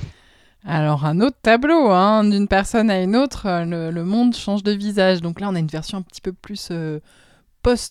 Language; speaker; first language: French; native; French